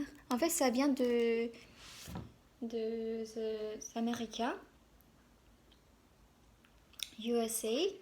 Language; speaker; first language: French; non-native, learner; Korean